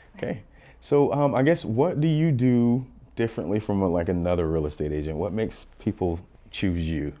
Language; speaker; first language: English; native; English